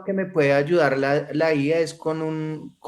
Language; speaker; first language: Spanish; native; Spanish